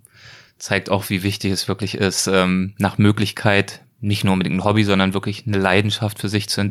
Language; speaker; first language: German; native; German